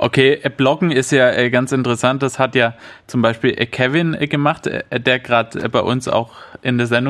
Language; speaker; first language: German; native; German